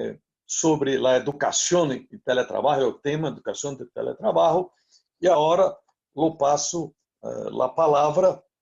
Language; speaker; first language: Spanish; non-native, local second language; Portuguese